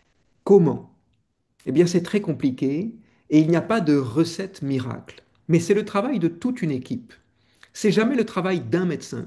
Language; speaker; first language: French; native; French